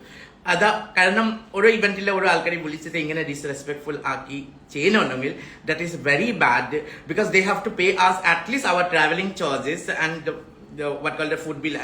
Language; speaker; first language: Malayalam; non-native, learner; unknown